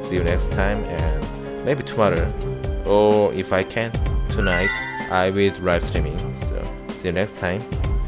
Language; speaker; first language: English; non-native, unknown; Korean